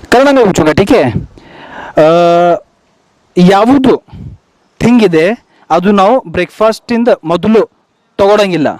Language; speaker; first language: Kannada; non-native, local second language; Urdu